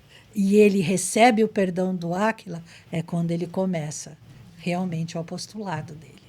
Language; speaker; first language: Portuguese; native; Portuguese